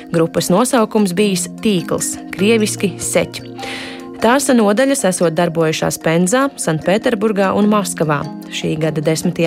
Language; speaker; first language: Latvian; native; Latvian